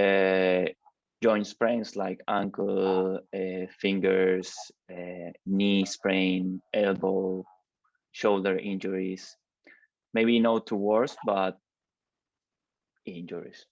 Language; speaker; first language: English; non-native, learner; Spanish